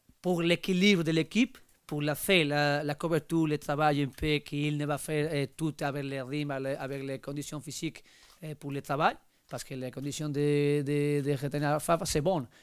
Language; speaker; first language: French; non-native, learner; Spanish